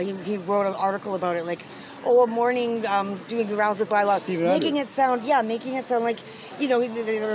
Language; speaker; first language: English; native; English